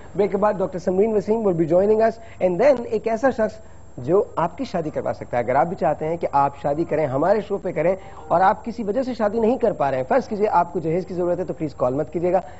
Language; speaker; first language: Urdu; native; Urdu